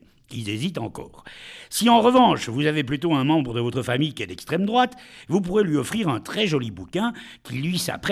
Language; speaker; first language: French; native; French